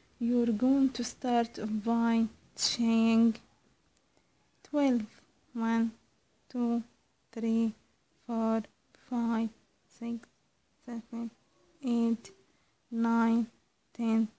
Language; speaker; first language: English; non-native, learner; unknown